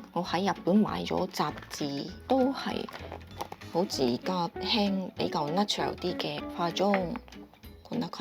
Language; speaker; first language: Cantonese; non-native, fluent; Japanese